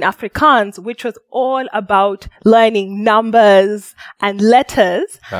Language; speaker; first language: English; native; English